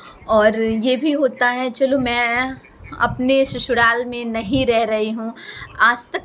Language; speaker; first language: Hindi; non-native, local second language; Bhojpuri